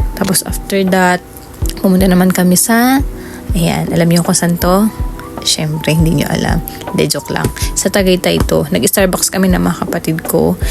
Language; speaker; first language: Filipino; native; Filipino